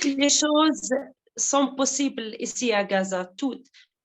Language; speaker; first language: French; non-native, local second language; Arabic